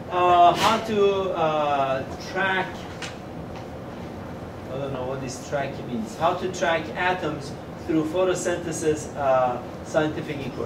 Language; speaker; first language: English; non-native, fluent; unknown